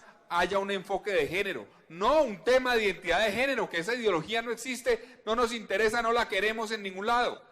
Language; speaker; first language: Spanish; native; Spanish